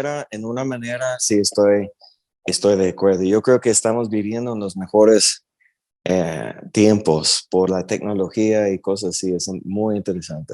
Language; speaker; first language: Spanish; early bilingual, heritage; Spanish